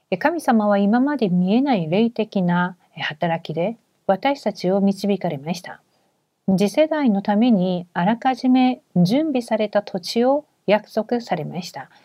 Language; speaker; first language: Japanese; non-native, fluent; Korean